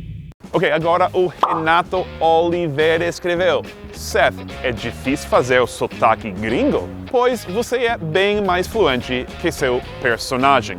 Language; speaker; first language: Portuguese; non-native, fluent; English